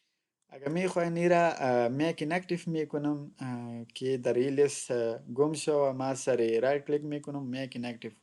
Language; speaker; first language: Persian; non-native, local second language; Pashto